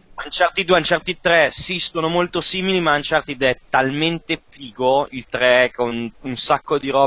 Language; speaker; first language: Italian; native; Italian